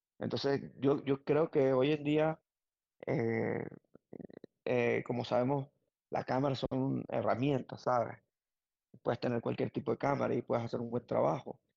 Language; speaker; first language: Spanish; native; Spanish